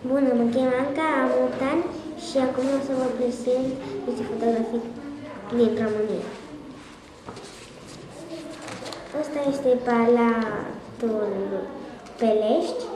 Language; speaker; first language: Romanian; early bilingual, heritage; Romanian